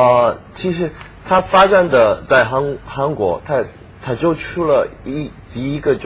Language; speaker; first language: Chinese; non-native, learner; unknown